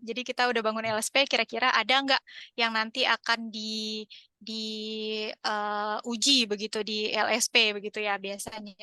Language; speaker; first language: Indonesian; native; Indonesian